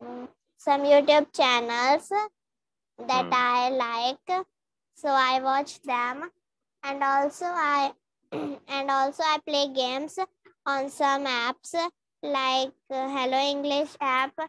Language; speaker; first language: English; non-native, learner; Hindi